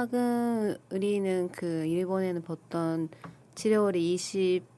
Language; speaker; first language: Korean; non-native, learner; Japanese